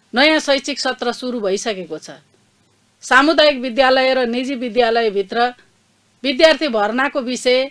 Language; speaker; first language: Nepali; native; Nepali